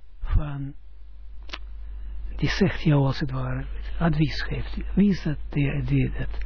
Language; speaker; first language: Dutch; non-native, fluent; Russian